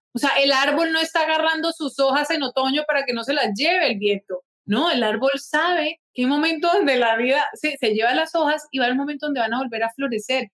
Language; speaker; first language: Spanish; native; Spanish